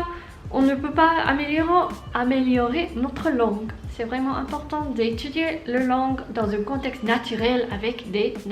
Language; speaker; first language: French; non-native, learner; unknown